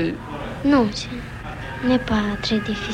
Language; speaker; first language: French; non-native, learner; Romanian